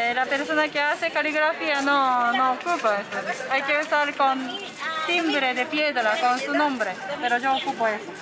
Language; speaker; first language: Spanish; non-native, learner; Japanese